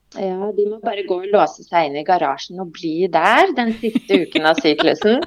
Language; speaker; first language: Norwegian; early bilingual, other home language; Polish